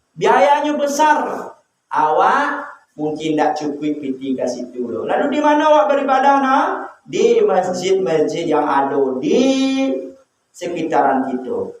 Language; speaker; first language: Malay; non-native, local second language; Minangkabau